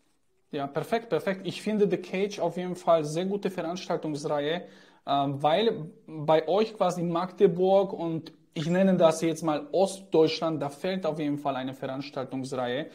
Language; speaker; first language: German; native; German